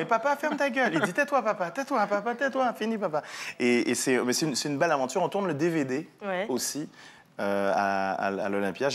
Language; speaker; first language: French; native; French